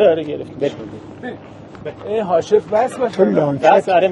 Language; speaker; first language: Persian; native; Persian